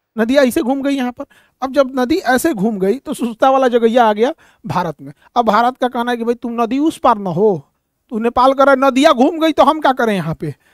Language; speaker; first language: Hindi; native; Hindi